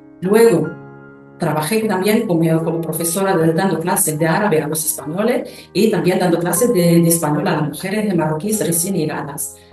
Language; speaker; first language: Spanish; non-native, fluent; Arabic